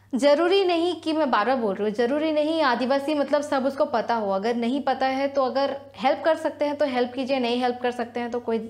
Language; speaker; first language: Hindi; non-native, local second language; Sadri